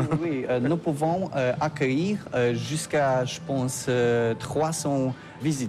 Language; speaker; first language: French; non-native, learner; Polish